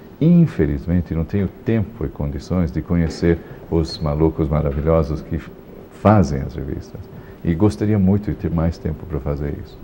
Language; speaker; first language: Portuguese; non-native, fluent; Italian